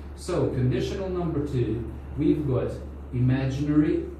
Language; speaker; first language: English; non-native, fluent; Albanian